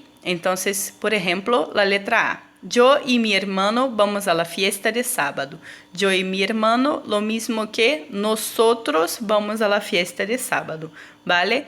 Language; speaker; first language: Spanish; non-native, fluent; Portuguese